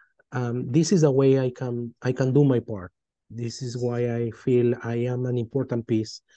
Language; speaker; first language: English; non-native, fluent; Spanish